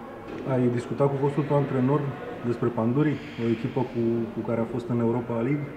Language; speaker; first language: Romanian; native; Romanian